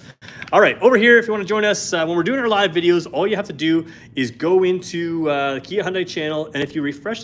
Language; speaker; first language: English; native; English